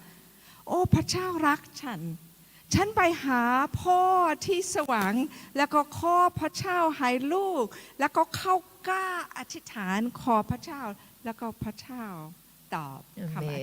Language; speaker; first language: Thai; non-native, fluent; English